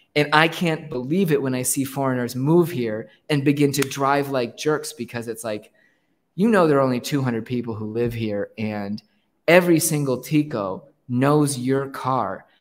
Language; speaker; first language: English; native; English